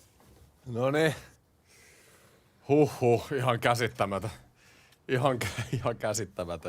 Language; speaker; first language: Finnish; native; Finnish